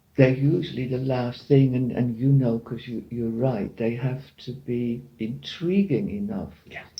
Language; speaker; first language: English; non-native, fluent; Dutch